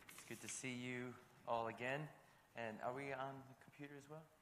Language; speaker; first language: English; native; English